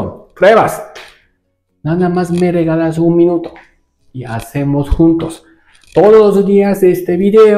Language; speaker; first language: Spanish; non-native, learner; Japanese